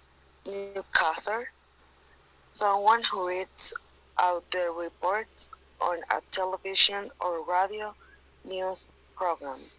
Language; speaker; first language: English; non-native, learner; Spanish